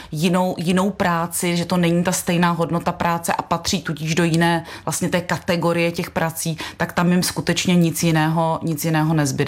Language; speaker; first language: Czech; native; Czech